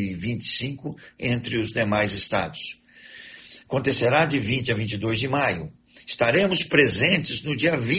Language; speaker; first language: Portuguese; native; Portuguese